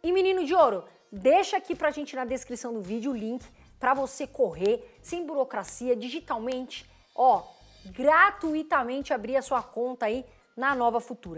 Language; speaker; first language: Portuguese; native; Portuguese